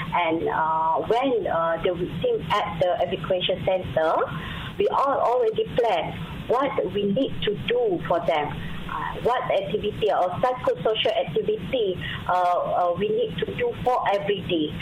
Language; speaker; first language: English; non-native, local second language; Malay